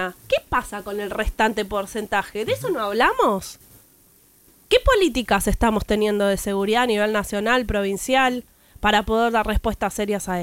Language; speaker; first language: Spanish; native; Spanish